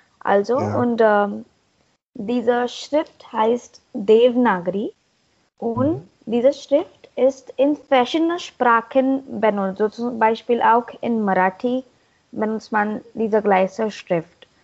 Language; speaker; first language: German; non-native, learner; Marathi